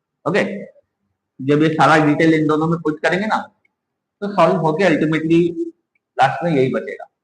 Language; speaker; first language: Hindi; native; Hindi